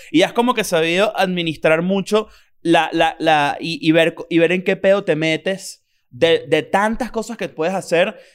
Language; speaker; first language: Spanish; native; Spanish